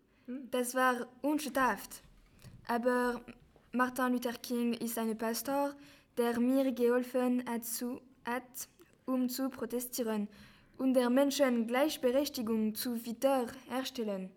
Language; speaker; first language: German; non-native, learner; French